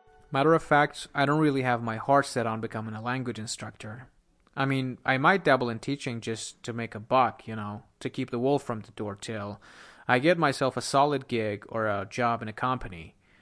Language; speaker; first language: English; non-native, fluent; Persian